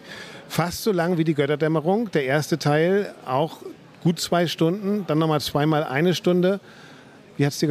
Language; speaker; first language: German; native; German